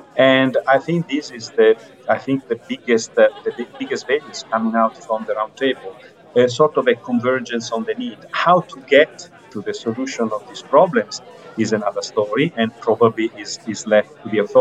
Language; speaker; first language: English; non-native, fluent; Italian